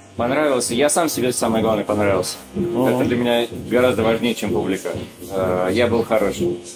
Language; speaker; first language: Russian; native; Russian